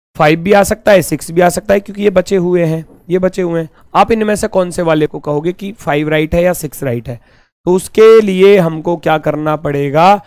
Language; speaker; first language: Hindi; native; Hindi